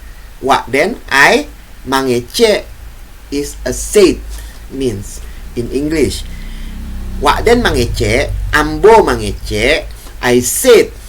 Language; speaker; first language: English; non-native, fluent; Indonesian